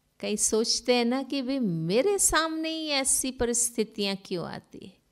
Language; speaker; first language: Hindi; non-native, local second language; Gujarati